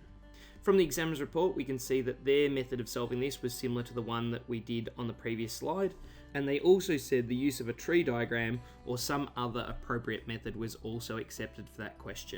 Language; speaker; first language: English; native; English